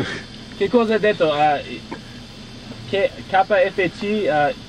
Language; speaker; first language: Italian; non-native, learner; English